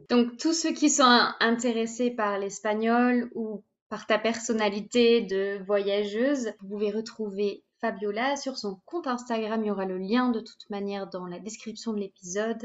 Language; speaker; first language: French; native; French